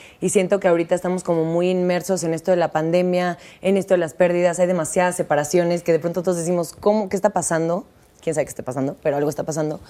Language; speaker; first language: Spanish; native; Spanish